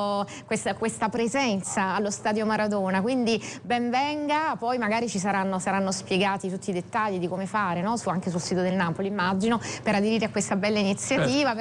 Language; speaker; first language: Italian; native; Italian